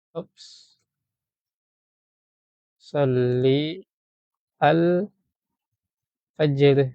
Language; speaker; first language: Arabic; non-native, fluent; Malay